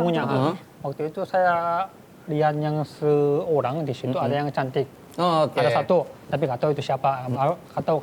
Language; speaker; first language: Indonesian; non-native, fluent; Korean